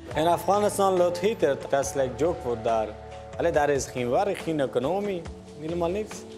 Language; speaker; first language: Dutch; non-native, learner; Persian